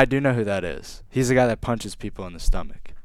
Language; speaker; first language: English; native; English